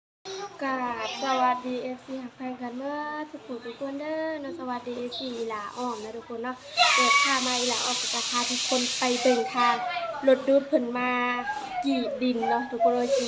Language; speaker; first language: Thai; non-native, local second language; Lao